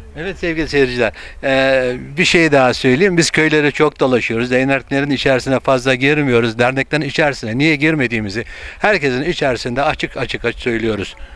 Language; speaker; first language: Turkish; native; Turkish